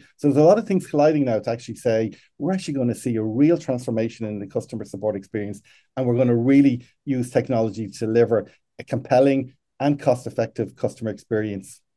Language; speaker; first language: English; native; English